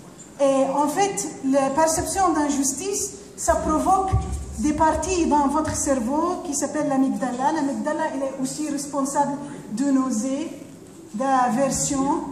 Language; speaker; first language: French; non-native, fluent; Arabic